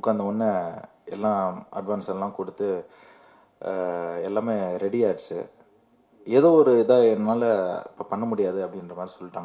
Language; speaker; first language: Tamil; native; Tamil